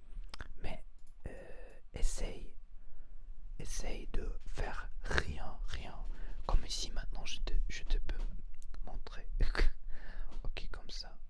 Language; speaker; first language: French; non-native, learner; Spanish